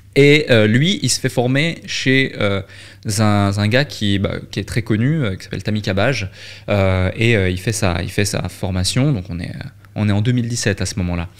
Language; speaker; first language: French; native; French